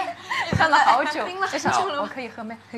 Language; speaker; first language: Chinese; native; Chinese